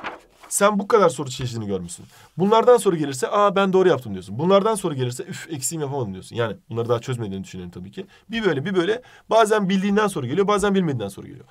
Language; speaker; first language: Turkish; native; Turkish